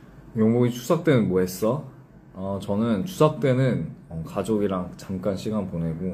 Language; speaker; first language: Korean; early bilingual, heritage; English